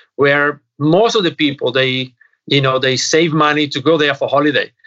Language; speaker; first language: English; non-native, fluent; Italian